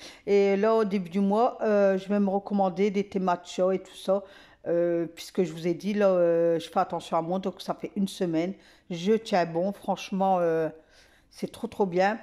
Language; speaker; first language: French; native; French